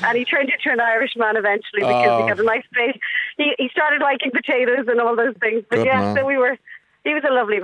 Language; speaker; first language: English; native; English